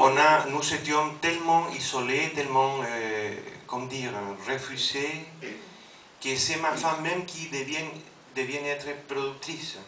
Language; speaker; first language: French; non-native, fluent; Spanish